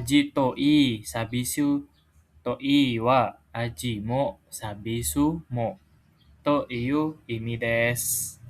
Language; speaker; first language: Japanese; non-native, learner; Indonesian